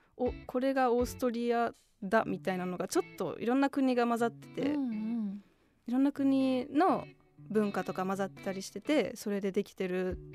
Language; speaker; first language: Japanese; non-native, fluent; German